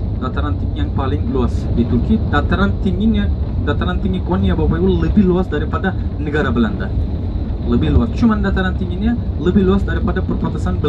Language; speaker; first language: Indonesian; non-native, fluent; Turkish